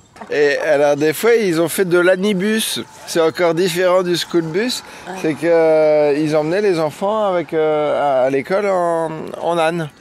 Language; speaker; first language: French; native; French